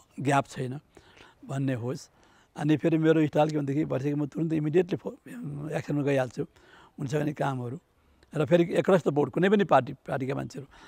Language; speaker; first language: Nepali; native; Nepali